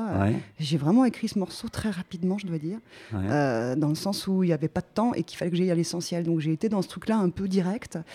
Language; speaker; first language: French; native; French